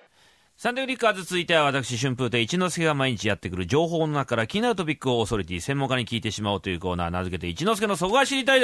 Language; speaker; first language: Japanese; native; Japanese